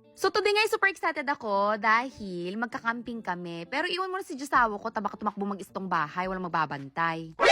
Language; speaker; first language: Filipino; native; Filipino